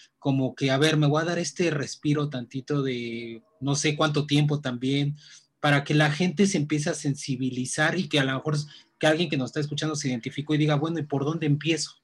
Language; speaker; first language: Spanish; native; Spanish